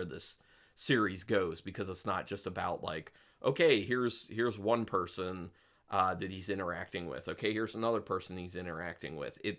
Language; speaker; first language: English; native; English